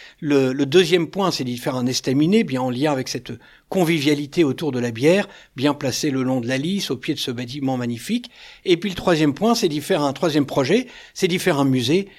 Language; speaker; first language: French; native; French